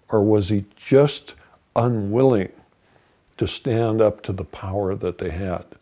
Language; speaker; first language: English; native; English